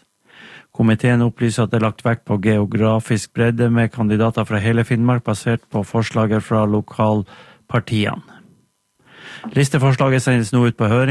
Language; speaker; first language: Norwegian; native; Norwegian